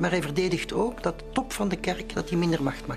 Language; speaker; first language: Dutch; native; Dutch